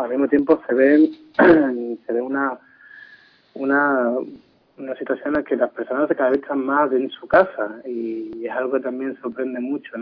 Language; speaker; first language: Spanish; native; Spanish